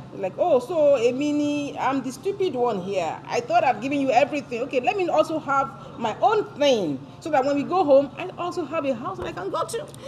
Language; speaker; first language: English; non-native, local second language; Yoruba